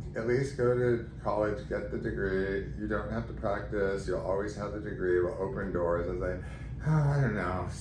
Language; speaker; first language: English; native; English